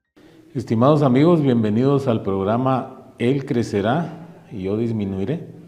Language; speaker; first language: Spanish; native; Spanish